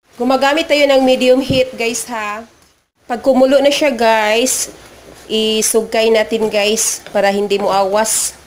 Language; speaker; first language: Filipino; non-native, local second language; Cebuano